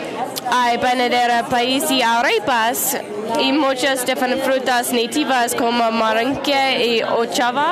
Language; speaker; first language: Spanish; non-native, learner; English